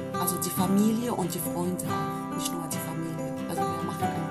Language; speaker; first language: German; non-native, learner; Arabic